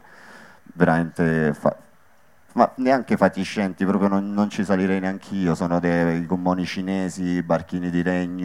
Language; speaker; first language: Italian; native; Italian